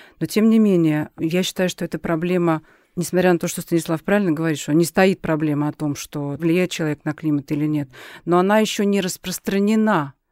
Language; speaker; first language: Russian; native; Russian